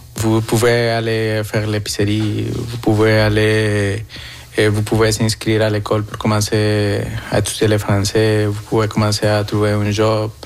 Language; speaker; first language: French; non-native, fluent; Spanish